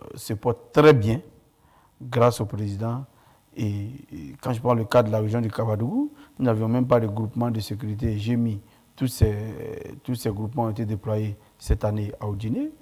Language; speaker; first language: French; non-native, local second language; Mandingo